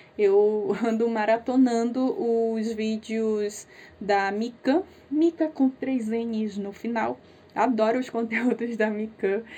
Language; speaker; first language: Portuguese; native; Portuguese